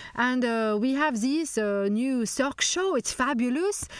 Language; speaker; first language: English; non-native, fluent; Swedish